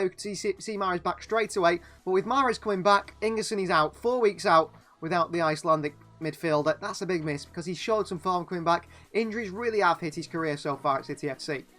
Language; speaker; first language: English; native; English